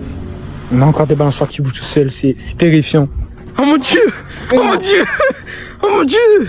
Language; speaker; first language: French; native; French